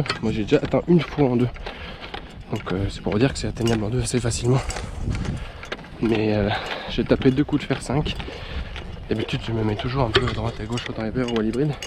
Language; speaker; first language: French; native; French